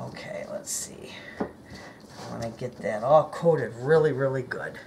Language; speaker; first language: English; native; English